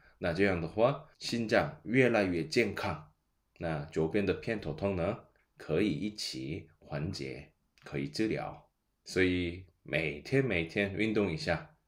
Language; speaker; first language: Chinese; non-native, fluent; Korean